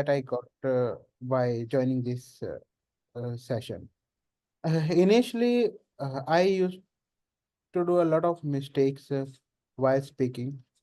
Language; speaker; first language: English; non-native, learner; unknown